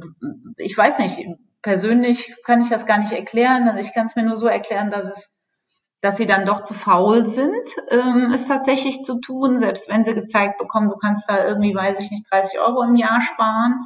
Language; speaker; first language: German; native; German